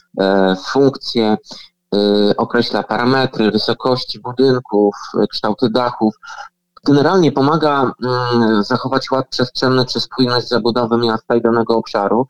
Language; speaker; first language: Polish; native; Polish